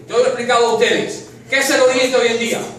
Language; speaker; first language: Spanish; native; Spanish